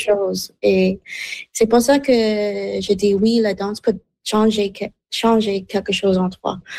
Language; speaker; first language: French; non-native, learner; English